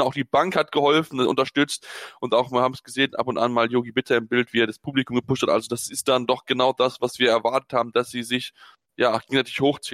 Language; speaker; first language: German; native; German